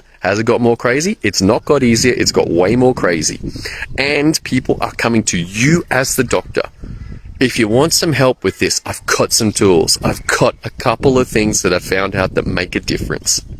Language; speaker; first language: English; native; English